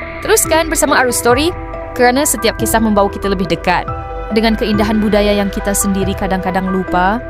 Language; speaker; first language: Malay; native; Malay